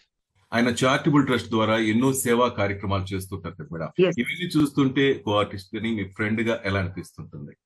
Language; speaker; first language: Telugu; native; Telugu